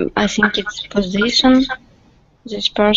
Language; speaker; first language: English; non-native, learner; Russian